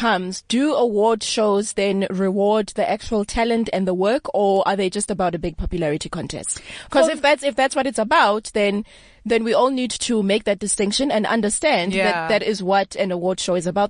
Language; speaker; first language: English; non-native, local second language; Southern Sotho